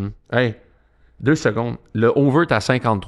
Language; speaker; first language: French; native; French